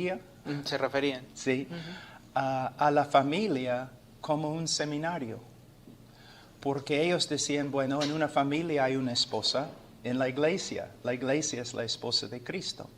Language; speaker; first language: Spanish; non-native, fluent; English